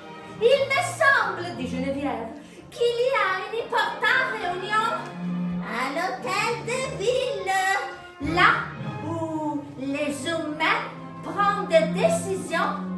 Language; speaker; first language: French; non-native, fluent; Italian